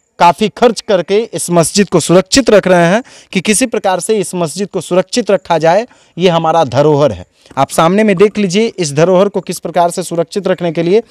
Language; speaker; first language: Hindi; native; Hindi